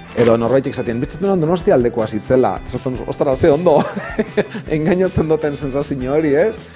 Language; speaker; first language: Basque; native; Basque